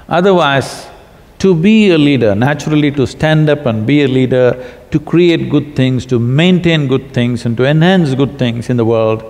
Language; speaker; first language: English; non-native, local second language; Kannada